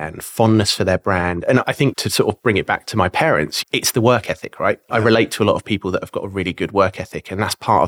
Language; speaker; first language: English; native; English